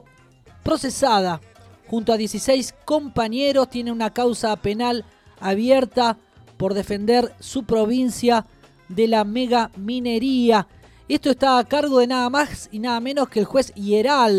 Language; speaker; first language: Spanish; native; Spanish